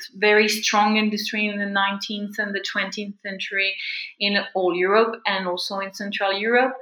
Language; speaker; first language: English; non-native, fluent; French